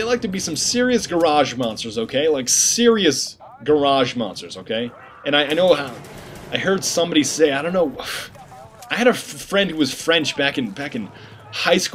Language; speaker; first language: English; native; English